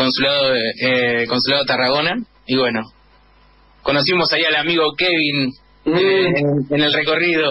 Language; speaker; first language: Spanish; native; Spanish